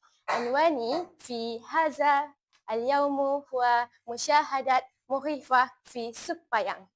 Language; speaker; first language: Arabic; non-native, learner; Malay